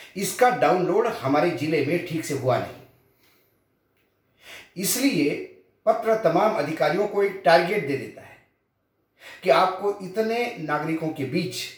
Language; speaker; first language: Hindi; non-native, local second language; Marathi